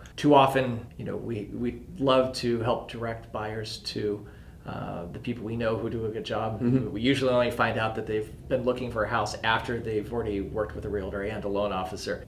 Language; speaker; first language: English; native; English